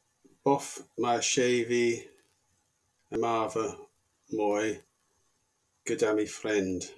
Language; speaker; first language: Welsh; non-native, learner; English